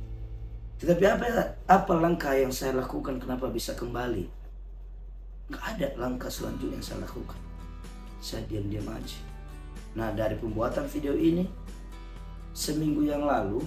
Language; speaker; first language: Indonesian; native; Indonesian